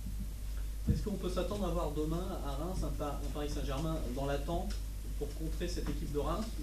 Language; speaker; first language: French; native; French